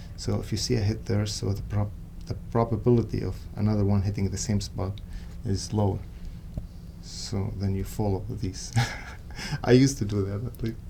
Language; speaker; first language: English; non-native, fluent; Arabic